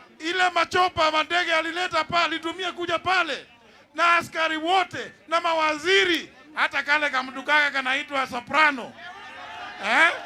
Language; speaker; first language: Swahili; non-native, local second language; Kikuyu